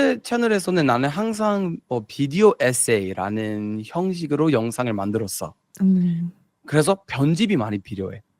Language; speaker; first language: Korean; non-native, fluent; English